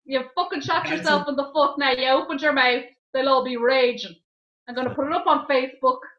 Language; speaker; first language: English; native; English